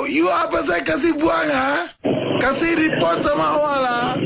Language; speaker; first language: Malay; non-native, local second language; Tamil